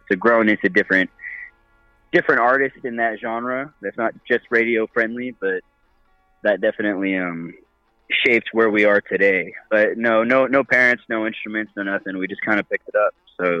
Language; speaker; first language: English; native; English